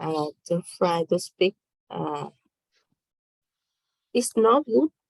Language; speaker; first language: English; non-native, learner; Vietnamese